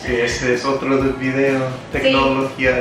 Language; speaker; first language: Spanish; non-native, fluent; English